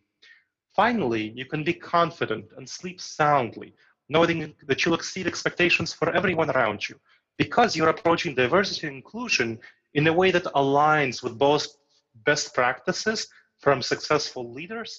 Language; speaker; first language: English; early bilingual, other home language; Romanian